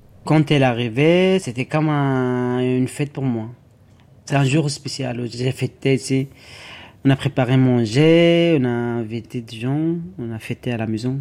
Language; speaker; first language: French; non-native, learner; Arabic